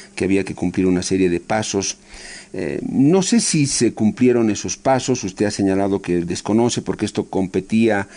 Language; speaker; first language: Spanish; native; Spanish